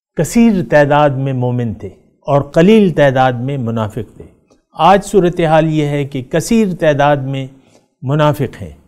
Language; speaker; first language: Urdu; native; Urdu